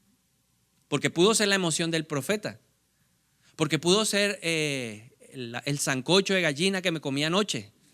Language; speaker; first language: Spanish; native; Spanish